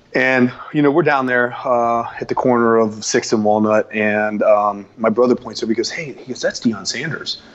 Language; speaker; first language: English; native; English